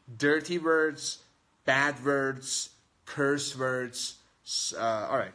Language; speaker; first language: English; non-native, fluent; Persian